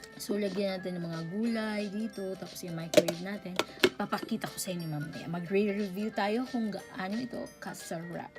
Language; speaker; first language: Filipino; non-native, local second language; Cebuano